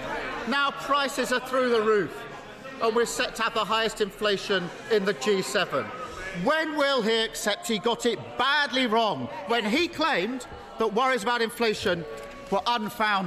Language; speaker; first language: English; native; English